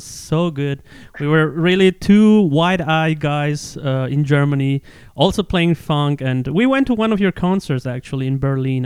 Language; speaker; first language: English; non-native, fluent; Spanish